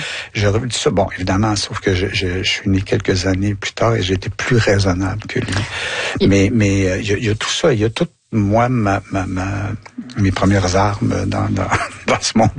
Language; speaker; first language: French; native; French